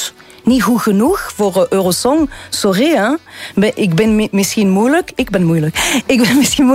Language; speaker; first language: Dutch; non-native, local second language; French